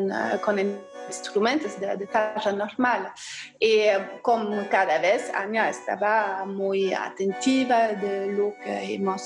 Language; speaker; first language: Spanish; non-native, fluent; German